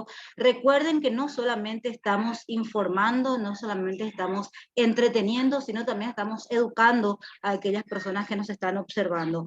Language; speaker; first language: Spanish; native; Spanish